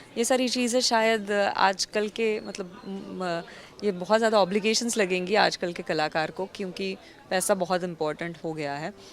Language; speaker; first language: Hindi; non-native, local second language; Marathi